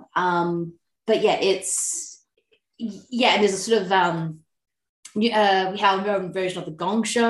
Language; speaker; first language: English; native; English